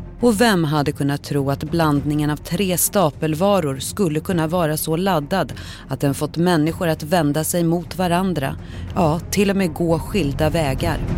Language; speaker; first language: Swedish; native; Swedish